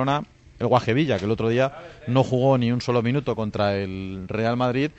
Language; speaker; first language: Spanish; native; Spanish